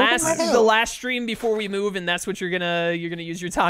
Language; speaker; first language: English; native; English